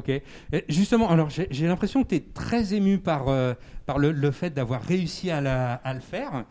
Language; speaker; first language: French; native; French